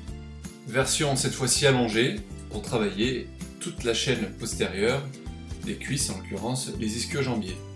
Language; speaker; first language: French; native; French